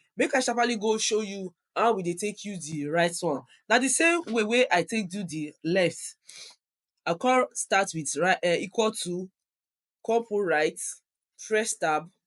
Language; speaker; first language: Nigerian Pidgin; non-native, local second language; Yoruba